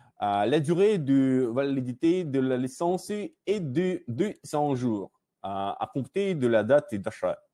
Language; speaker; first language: French; non-native, learner; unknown